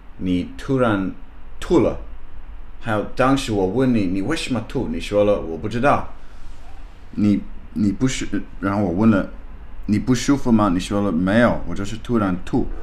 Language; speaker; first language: Chinese; non-native, learner; English